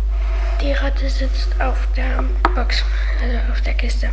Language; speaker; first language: German; native; German